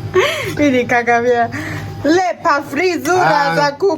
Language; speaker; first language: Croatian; non-native, learner; Chinese